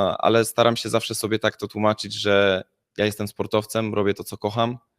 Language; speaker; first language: Polish; native; Polish